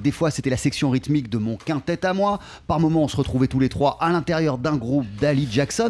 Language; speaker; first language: French; native; French